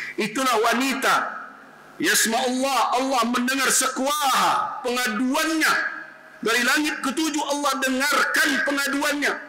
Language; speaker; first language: Malay; non-native, local second language; Minangkabau